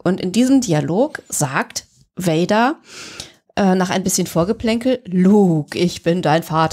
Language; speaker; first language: German; native; German